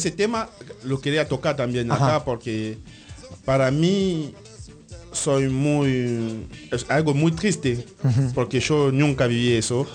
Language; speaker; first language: Spanish; non-native, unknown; French